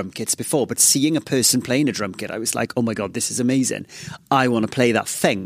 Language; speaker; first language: English; non-native, local second language; Welsh